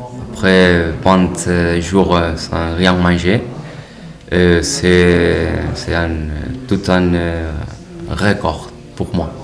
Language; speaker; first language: French; non-native, learner; Spanish